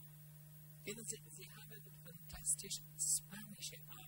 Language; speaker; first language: German; non-native, learner; Spanish